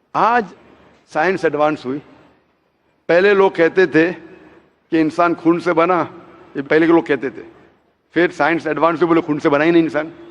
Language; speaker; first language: Hindi; non-native, local second language; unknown